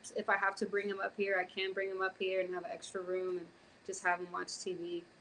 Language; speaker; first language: English; native; English